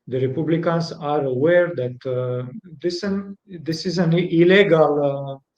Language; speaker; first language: English; non-native, fluent; Romanian